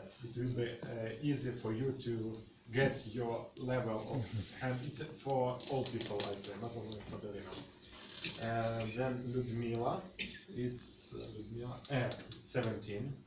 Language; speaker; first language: English; non-native, learner; Russian